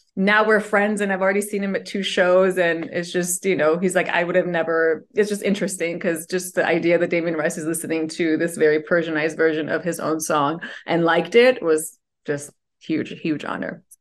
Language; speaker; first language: English; early bilingual, other home language; Persian